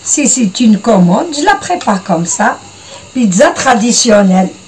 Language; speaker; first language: French; non-native, local second language; Arabic